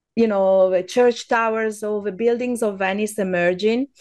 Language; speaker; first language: English; non-native, fluent; Italian